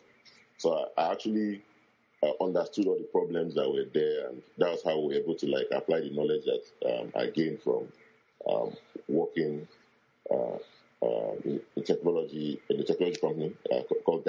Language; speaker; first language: English; non-native, local second language; Bini